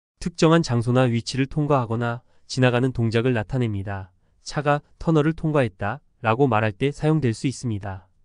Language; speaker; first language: Korean; native; Korean